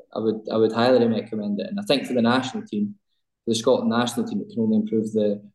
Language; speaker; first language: English; native; English